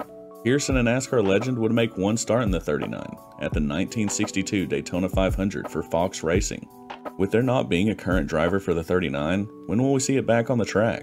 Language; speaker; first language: English; native; English